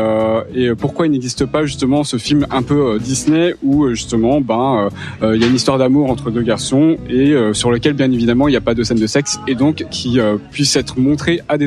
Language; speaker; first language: French; native; French